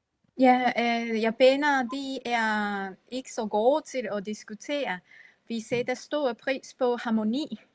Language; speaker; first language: Danish; non-native, fluent; Japanese